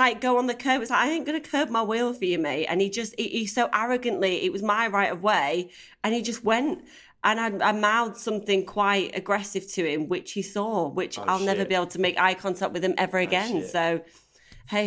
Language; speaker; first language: English; native; English